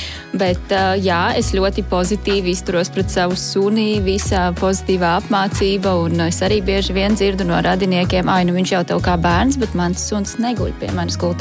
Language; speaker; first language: Latvian; native; Latvian